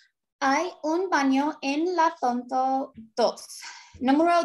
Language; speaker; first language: Spanish; non-native, learner; English